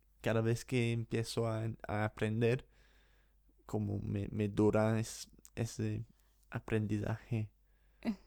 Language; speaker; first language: Spanish; non-native, fluent; English